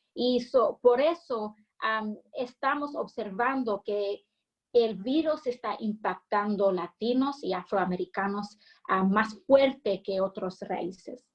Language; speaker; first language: Spanish; early bilingual, heritage; English